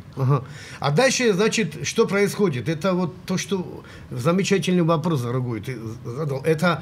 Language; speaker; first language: Russian; non-native, fluent; Georgian